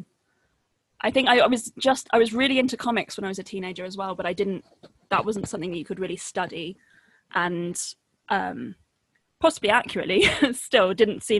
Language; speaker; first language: English; native; English